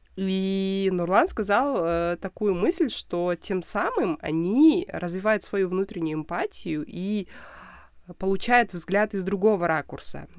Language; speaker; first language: Russian; non-native, local second language; Kazakh